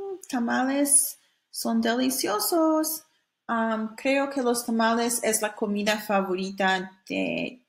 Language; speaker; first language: Spanish; non-native, fluent; English